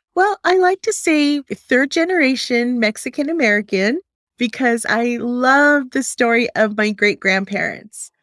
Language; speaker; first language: English; native; English